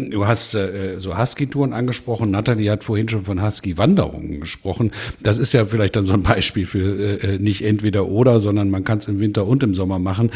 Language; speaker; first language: German; native; German